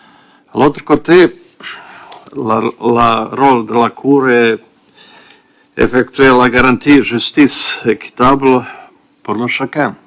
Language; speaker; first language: French; non-native, learner; Bosnian